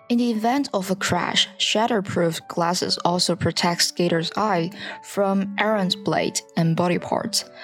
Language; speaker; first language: English; non-native, fluent; Chinese